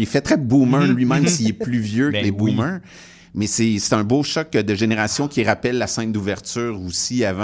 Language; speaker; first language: French; native; French